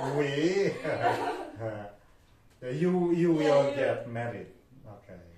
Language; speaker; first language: English; non-native, fluent; Indonesian